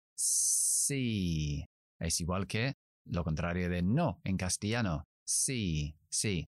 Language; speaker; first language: Spanish; non-native, fluent; English